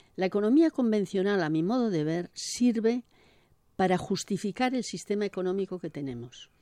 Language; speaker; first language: Spanish; native; Spanish